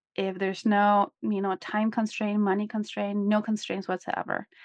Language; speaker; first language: English; non-native, fluent; German